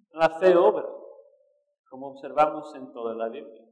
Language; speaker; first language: Spanish; non-native, fluent; English